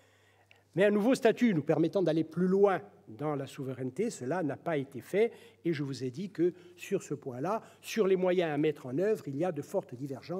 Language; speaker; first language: French; native; French